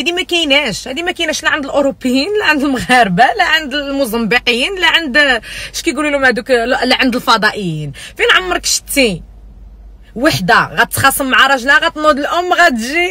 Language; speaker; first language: Arabic; native; Arabic